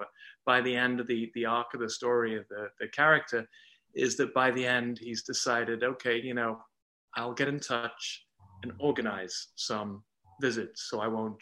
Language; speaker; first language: English; native; English